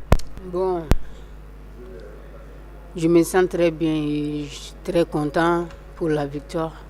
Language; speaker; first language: French; non-native, local second language; Bambara